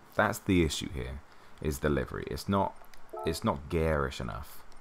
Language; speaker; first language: English; native; English